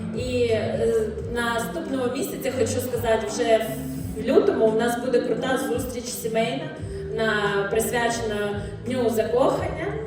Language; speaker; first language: Ukrainian; non-native, local second language; Russian